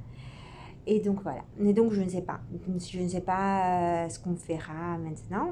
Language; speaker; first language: French; non-native, fluent; Italian